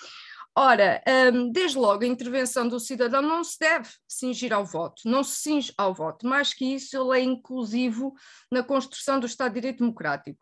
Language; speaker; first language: Portuguese; native; Portuguese